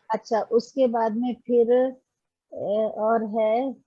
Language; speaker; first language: Hindi; native; Hindi